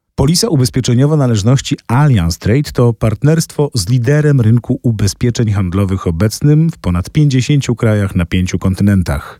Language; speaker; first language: Polish; native; Polish